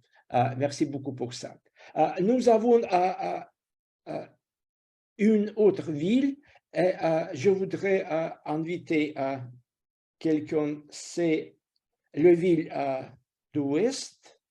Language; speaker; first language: French; non-native, fluent; Russian